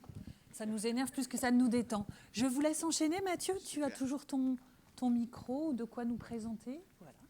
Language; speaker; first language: French; native; French